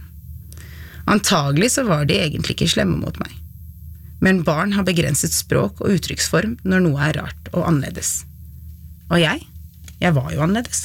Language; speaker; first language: Norwegian; early bilingual, other home language; Arabic